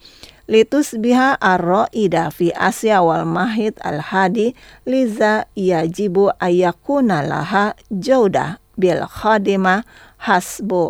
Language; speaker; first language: Arabic; non-native, learner; Indonesian